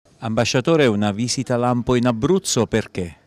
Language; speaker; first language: Italian; native; Italian